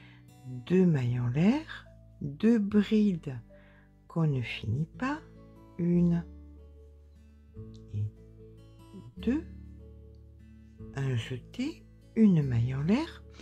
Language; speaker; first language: French; native; French